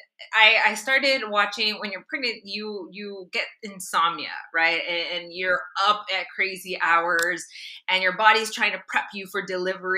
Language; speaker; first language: English; native; English